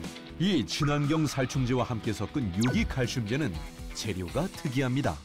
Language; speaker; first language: Korean; native; Korean